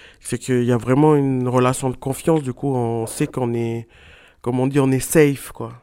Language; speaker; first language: French; native; French